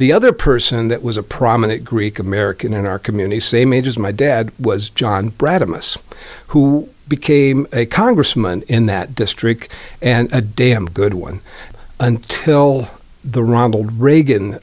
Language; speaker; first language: English; native; English